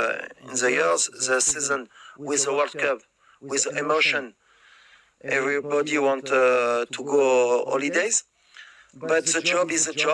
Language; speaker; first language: English; non-native, learner; French